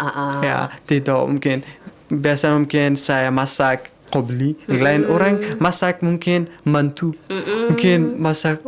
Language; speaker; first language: Indonesian; non-native, learner; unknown